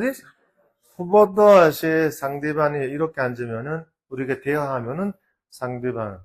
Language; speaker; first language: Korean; non-native, fluent; Uzbek